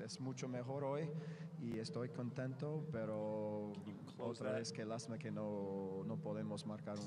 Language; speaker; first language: Spanish; non-native, learner; English